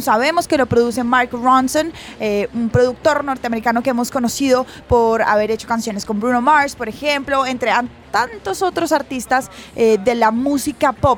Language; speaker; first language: Spanish; native; Spanish